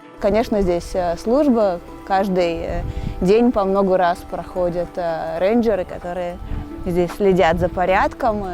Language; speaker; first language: Russian; native; Russian